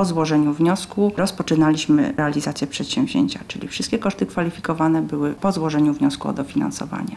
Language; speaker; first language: Polish; native; Polish